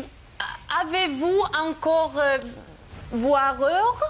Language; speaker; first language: French; non-native, learner; German